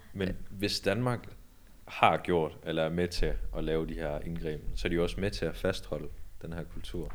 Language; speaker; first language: Danish; early bilingual, other home language; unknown